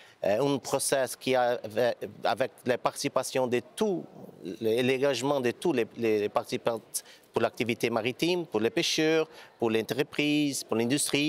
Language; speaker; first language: French; non-native, learner; Portuguese